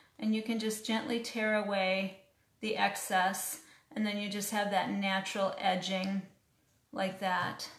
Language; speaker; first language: English; native; English